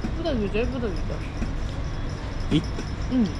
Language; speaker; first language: Turkish; non-native, learner; Korean